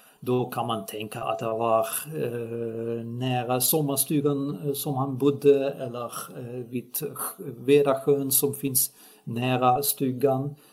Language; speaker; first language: Swedish; non-native, fluent; Dutch